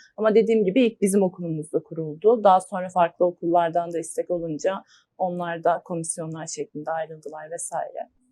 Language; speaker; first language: Turkish; native; Turkish